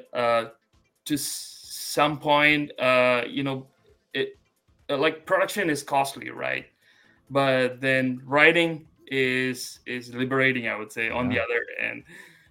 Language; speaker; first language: English; non-native, local second language; Malayalam